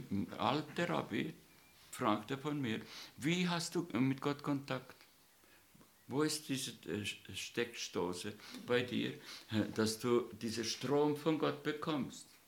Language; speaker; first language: German; non-native, fluent; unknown